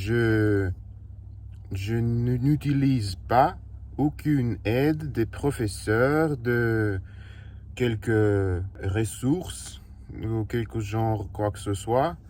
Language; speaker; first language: French; non-native, learner; Russian